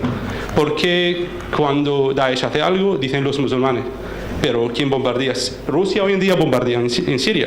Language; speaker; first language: Spanish; non-native, fluent; Arabic